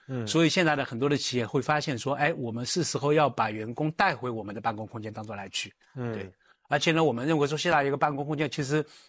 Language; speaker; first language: Chinese; native; Chinese